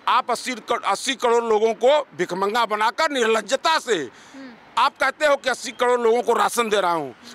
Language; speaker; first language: Hindi; native; Hindi